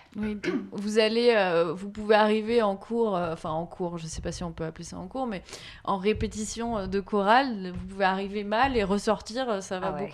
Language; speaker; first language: French; native; French